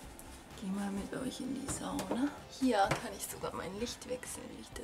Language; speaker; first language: German; native; German